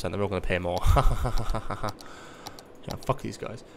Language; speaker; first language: English; native; English